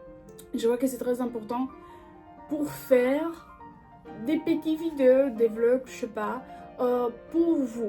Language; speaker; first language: French; non-native, learner; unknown